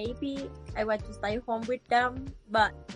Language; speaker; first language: English; non-native, learner; Vietnamese